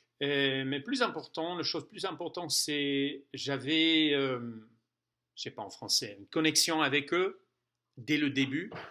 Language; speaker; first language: French; non-native, fluent; English